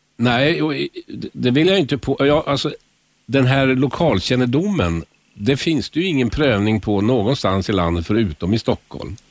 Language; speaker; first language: Swedish; native; Swedish